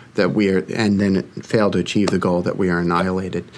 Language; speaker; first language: English; native; English